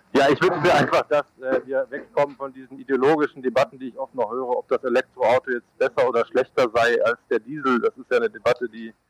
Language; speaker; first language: German; native; German